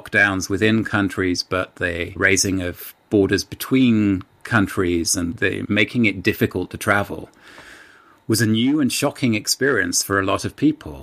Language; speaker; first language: English; native; English